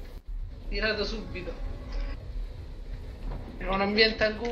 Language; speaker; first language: Italian; native; Italian